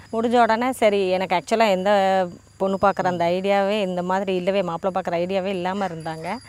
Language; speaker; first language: Tamil; native; Tamil